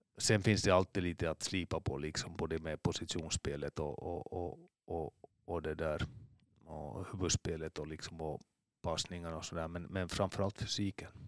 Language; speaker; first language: Swedish; native; Swedish